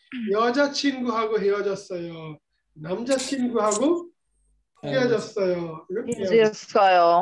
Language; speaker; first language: Korean; non-native, fluent; Bangla